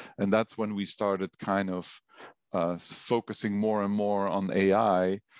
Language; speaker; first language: English; non-native, fluent; Dutch